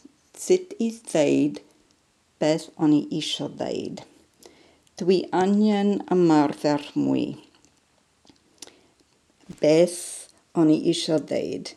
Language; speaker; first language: Welsh; non-native, learner; English